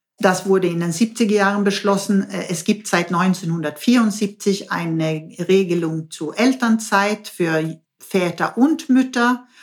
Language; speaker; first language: German; non-native, fluent; Swedish